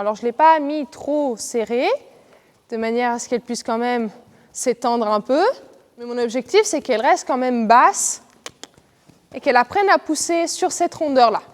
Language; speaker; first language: French; native; French